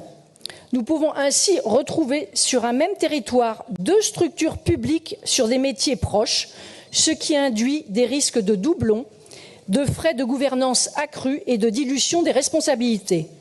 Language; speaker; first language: French; native; French